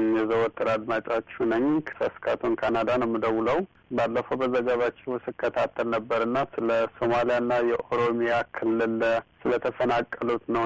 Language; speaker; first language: Amharic; non-native, local second language; Oromo